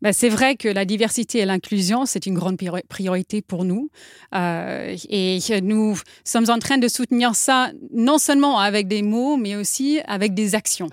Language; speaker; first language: French; non-native, fluent; English